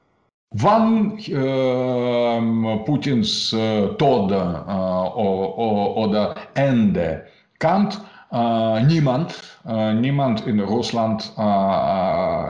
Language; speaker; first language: German; non-native, learner; Russian